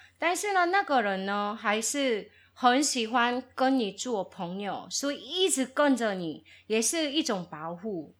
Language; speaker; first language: Chinese; non-native, fluent; Korean